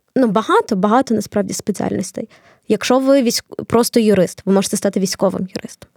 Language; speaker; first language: Ukrainian; non-native, local second language; Russian